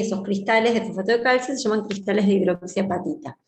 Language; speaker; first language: Spanish; native; Spanish